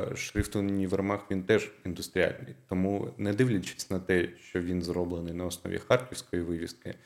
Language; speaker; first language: Ukrainian; non-native, local second language; Russian